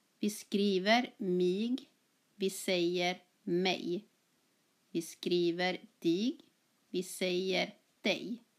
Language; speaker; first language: Swedish; native; Swedish